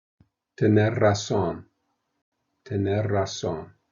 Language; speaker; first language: Spanish; non-native, fluent; English